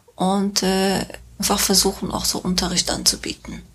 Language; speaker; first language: German; non-native, fluent; Persian